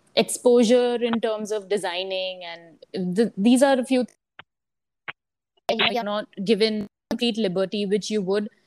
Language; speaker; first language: English; non-native, local second language; Gujarati